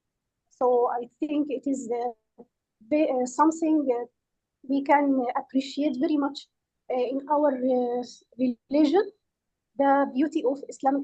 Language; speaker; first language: English; non-native, fluent; Arabic